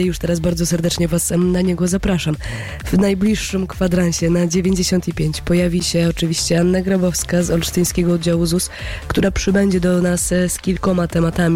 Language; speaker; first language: Polish; native; Polish